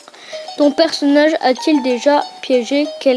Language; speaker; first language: French; early bilingual, other home language; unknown